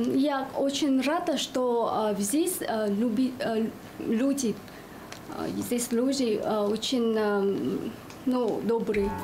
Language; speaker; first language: Russian; non-native, learner; Vietnamese